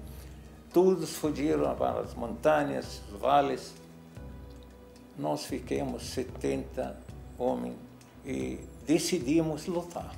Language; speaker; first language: Portuguese; non-native, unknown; Arabic